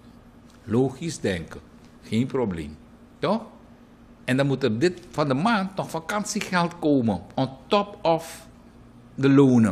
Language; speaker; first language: Dutch; native; Dutch